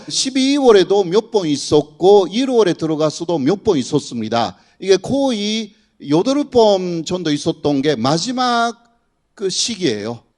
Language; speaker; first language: Korean; non-native, fluent; Japanese